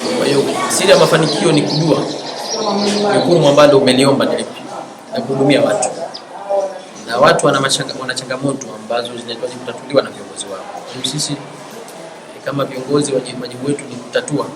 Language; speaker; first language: Swahili; native; Swahili